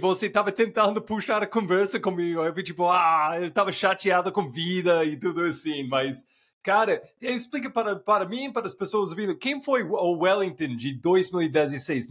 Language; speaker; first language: Portuguese; non-native, fluent; English